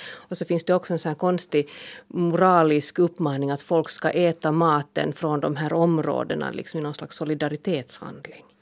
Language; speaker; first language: Swedish; native; Swedish